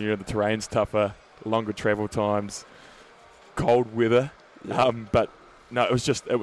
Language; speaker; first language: English; native; English